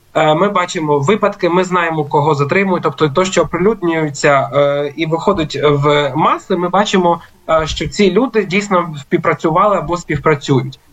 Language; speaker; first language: Ukrainian; native; Ukrainian